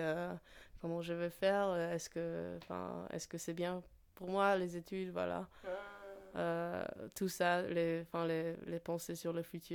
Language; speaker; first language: French; non-native, fluent; Polish